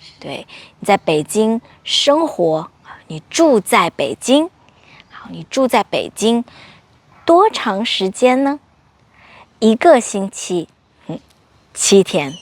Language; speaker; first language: Chinese; non-native, fluent; English